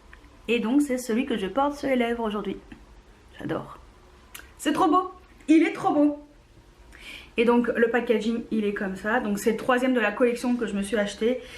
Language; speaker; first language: French; native; French